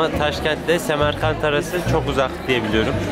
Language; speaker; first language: Turkish; native; Turkish